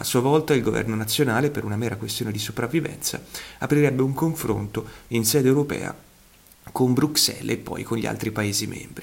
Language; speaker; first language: Italian; native; Italian